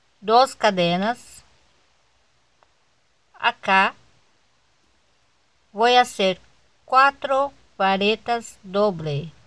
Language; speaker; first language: Spanish; non-native, learner; Portuguese